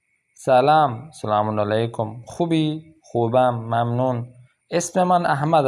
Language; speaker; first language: Persian; non-native, fluent; Urdu